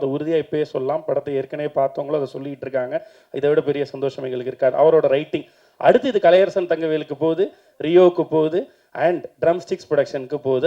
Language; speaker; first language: Tamil; native; Tamil